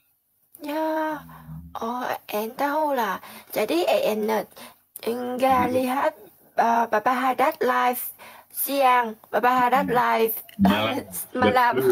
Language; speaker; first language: Indonesian; non-native, learner; Vietnamese